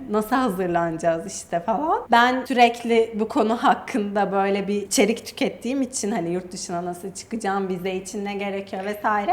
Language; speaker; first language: Turkish; native; Turkish